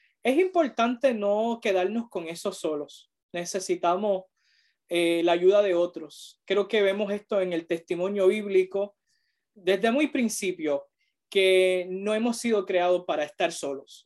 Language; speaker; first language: Spanish; early bilingual, heritage; Spanish